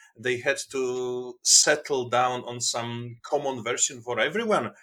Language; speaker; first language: English; non-native, fluent; Polish